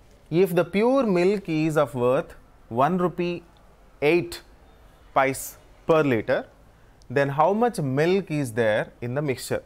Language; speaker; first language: English; non-native, local second language; Telugu